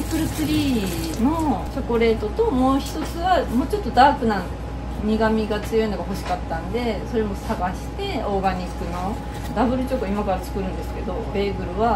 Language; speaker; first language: Japanese; native; Japanese